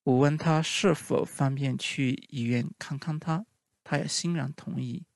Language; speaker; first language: Chinese; native; Chinese